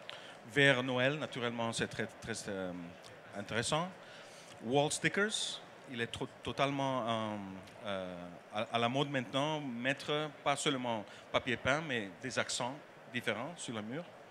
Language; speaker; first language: French; non-native, learner; Dutch